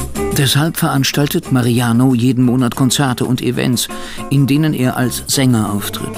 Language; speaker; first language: German; native; German